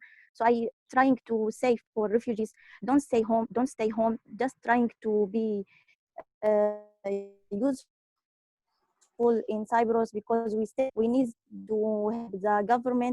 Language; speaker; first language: English; non-native, learner; Arabic